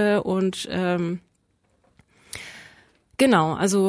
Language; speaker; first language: German; non-native, fluent; French